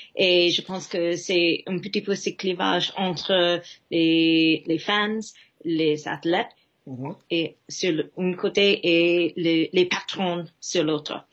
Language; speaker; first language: French; non-native, fluent; English